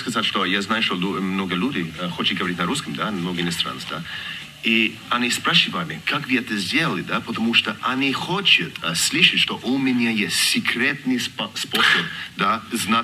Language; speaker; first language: Russian; non-native, learner; English